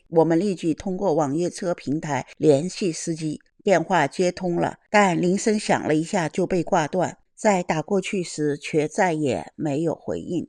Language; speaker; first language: Chinese; native; Chinese